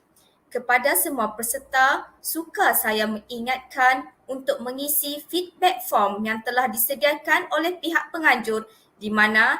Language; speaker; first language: Malay; native; Malay